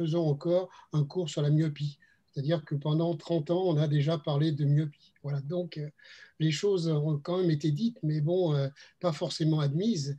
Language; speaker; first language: French; native; French